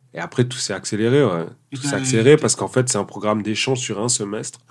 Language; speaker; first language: French; early bilingual, other home language; Portuguese